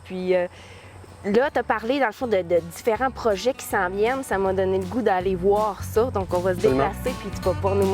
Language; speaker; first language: French; native; French